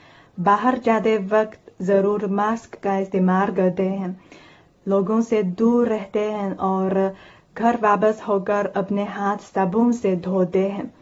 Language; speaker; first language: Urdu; non-native, learner; Chinese